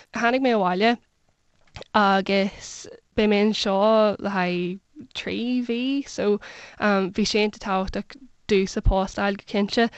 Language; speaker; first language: Irish; non-native, local second language; English